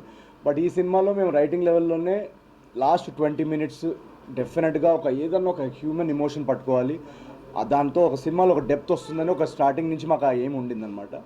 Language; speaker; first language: Telugu; native; Telugu